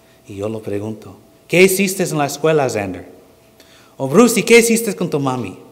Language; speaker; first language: Spanish; non-native, fluent; English